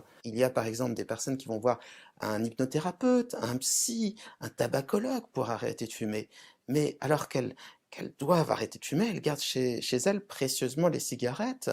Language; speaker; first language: French; native; French